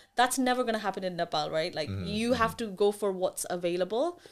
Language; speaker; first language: English; early bilingual, other home language; Nepali